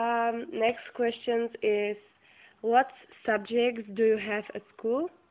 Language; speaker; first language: English; non-native, learner; Czech